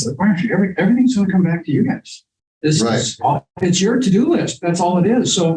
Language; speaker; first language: English; native; English